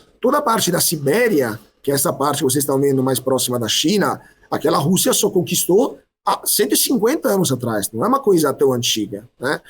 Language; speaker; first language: Portuguese; non-native, fluent; Italian